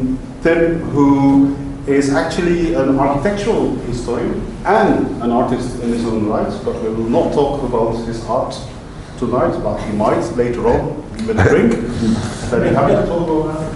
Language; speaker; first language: English; non-native, fluent; Dutch